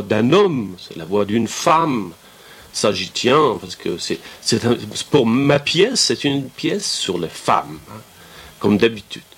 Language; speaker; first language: French; non-native, fluent; Persian